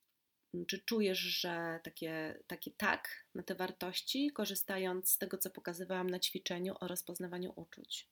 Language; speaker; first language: Polish; native; Polish